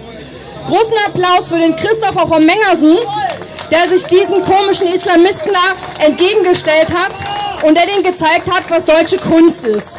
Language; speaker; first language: German; native; German